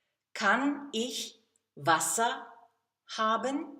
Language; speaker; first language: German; non-native, fluent; English